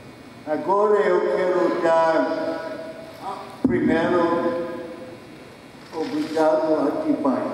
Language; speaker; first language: Portuguese; non-native, fluent; English